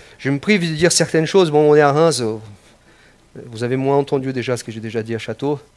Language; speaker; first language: French; non-native, fluent; Portuguese